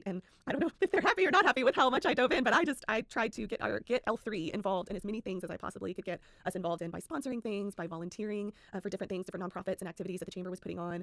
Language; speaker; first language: English; native; English